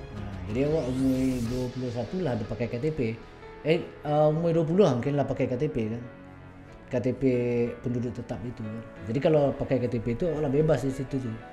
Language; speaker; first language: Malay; early bilingual, other home language; Minangkabau